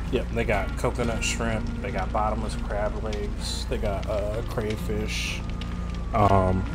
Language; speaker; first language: English; native; English